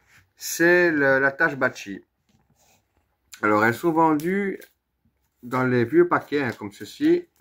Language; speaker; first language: French; native; French